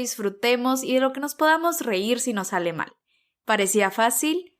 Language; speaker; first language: Spanish; native; Spanish